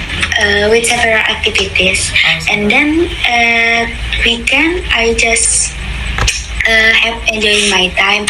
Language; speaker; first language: English; non-native, fluent; Indonesian